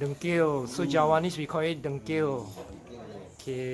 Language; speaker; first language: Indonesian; non-native, learner; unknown